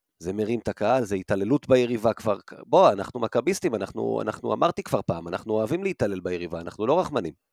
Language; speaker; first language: Hebrew; native; Hebrew